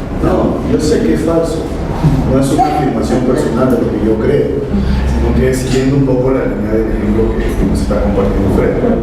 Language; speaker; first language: Spanish; native; Spanish